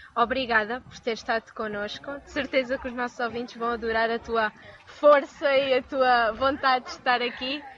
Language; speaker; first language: Portuguese; native; Portuguese